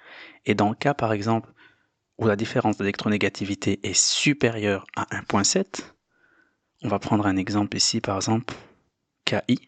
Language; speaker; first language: French; native; French